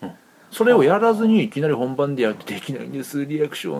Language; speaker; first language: Japanese; native; Japanese